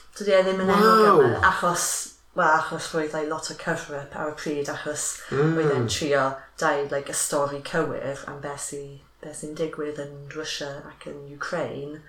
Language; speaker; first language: Welsh; non-native, local second language; English